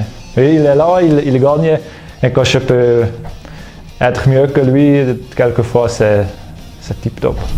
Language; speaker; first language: French; non-native, local second language; German